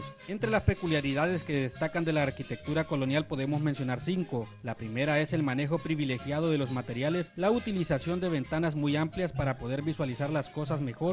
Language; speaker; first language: Spanish; native; Spanish